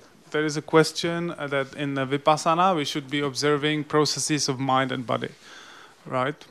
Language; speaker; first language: English; non-native, fluent; Czech